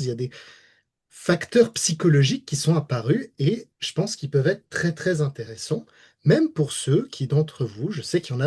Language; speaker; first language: French; native; French